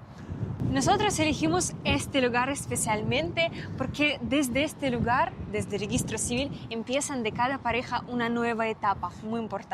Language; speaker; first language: Spanish; non-native, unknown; Russian